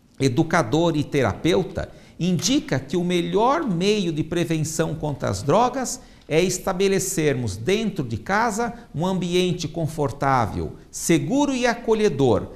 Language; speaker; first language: Portuguese; native; Portuguese